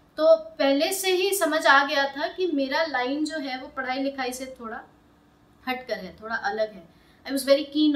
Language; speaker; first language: Hindi; native; Hindi